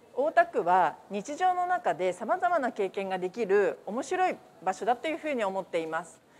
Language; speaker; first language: Japanese; native; Japanese